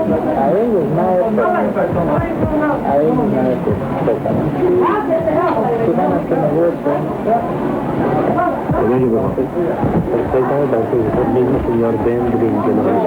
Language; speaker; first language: Spanish; non-native, learner; Portuguese